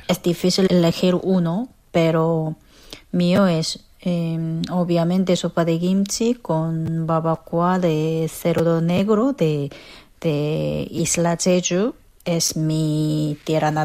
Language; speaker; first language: Spanish; non-native, learner; Korean